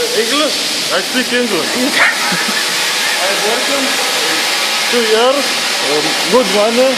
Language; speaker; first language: English; non-native, learner; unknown